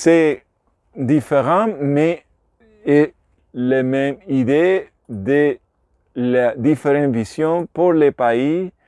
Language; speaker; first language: French; non-native, learner; Spanish